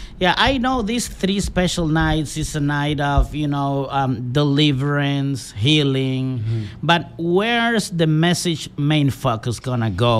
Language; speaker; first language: English; non-native, fluent; Spanish